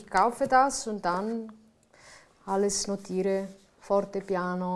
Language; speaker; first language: German; non-native, fluent; Italian